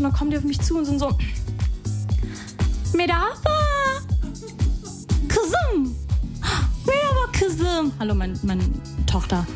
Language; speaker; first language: German; early bilingual, other home language; Arabic